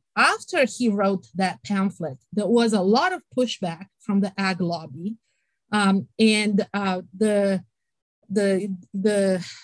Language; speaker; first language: English; non-native, fluent; Italian